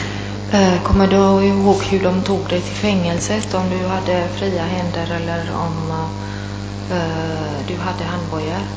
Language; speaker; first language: Swedish; non-native, fluent; Italian